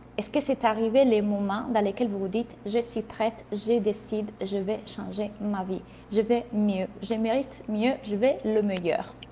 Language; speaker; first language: French; non-native, fluent; Italian